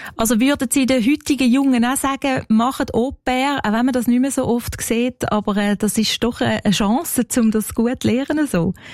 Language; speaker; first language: German; native; German